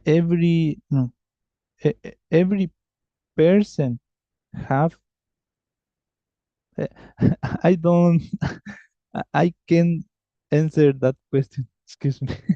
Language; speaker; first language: English; non-native, learner; Spanish